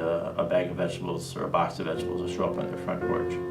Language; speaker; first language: English; native; English